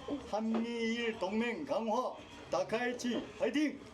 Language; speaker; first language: Korean; native; Korean